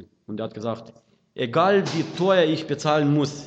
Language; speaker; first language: German; non-native, fluent; Russian